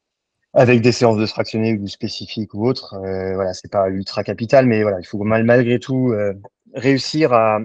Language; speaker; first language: French; native; French